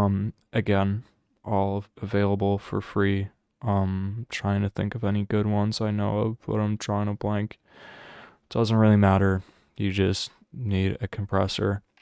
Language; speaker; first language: English; native; English